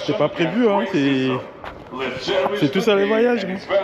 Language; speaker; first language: French; native; French